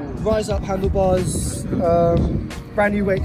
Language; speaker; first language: English; native; English